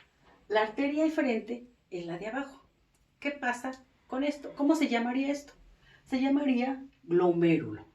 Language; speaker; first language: Spanish; native; Spanish